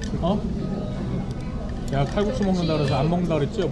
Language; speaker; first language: Korean; native; Korean